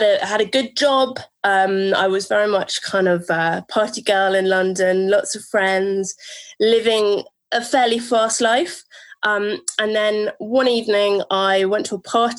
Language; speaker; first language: English; native; English